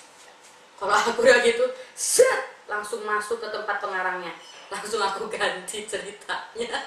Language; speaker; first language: Indonesian; native; Indonesian